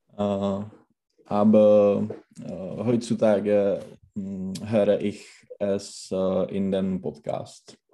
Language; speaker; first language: German; non-native, learner; Czech